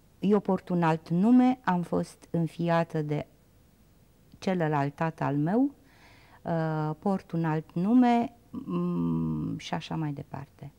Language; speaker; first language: Romanian; native; Romanian